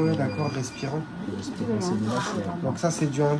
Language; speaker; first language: French; native; French